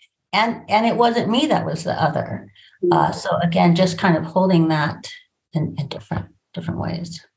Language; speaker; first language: English; native; English